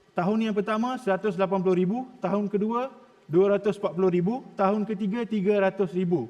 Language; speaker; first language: Malay; native; Malay